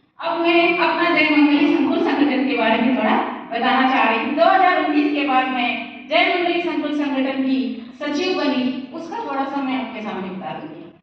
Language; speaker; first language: Hindi; non-native, local second language; Telugu